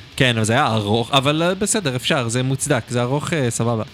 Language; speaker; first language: Hebrew; early bilingual, other home language; Hungarian